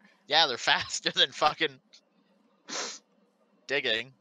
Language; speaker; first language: English; native; English